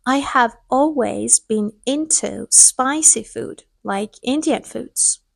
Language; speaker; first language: English; non-native, fluent; Persian